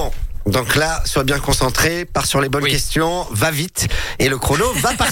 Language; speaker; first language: French; native; French